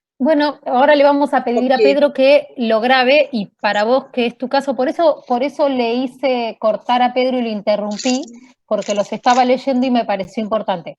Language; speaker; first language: Spanish; native; Spanish